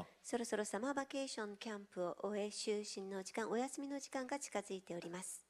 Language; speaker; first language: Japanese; non-native, learner; Korean